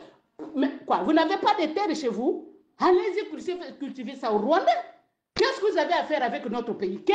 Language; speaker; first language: French; non-native, local second language; Lingala